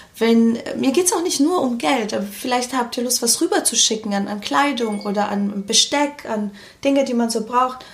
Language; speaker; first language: German; early bilingual, other home language; Portuguese